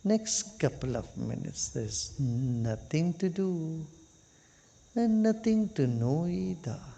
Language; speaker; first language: English; non-native, local second language; Kannada